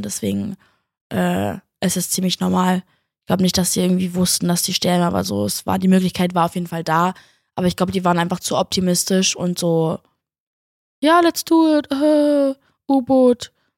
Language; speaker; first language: German; native; German